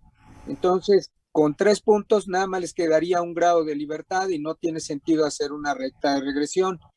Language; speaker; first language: Spanish; native; Spanish